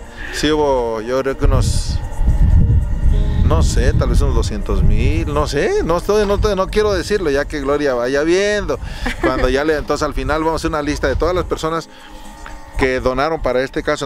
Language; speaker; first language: Spanish; native; Spanish